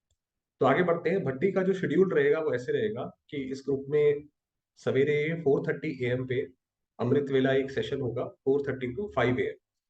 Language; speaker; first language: Hindi; native; Hindi